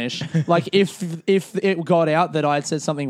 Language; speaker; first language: English; native; English